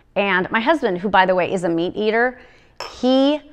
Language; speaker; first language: English; native; English